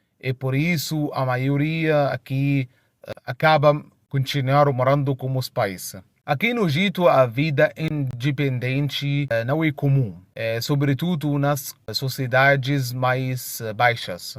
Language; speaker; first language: Portuguese; non-native, fluent; Arabic